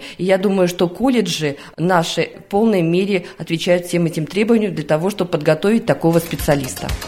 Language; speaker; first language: Russian; native; Russian